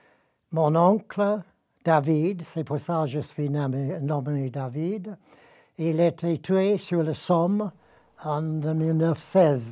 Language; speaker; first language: French; non-native, fluent; English